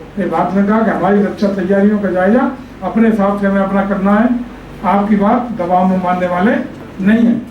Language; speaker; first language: Hindi; native; Hindi